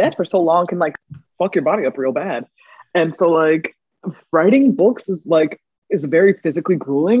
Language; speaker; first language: English; native; English